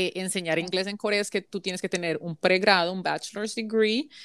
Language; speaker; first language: Spanish; early bilingual, heritage; Spanish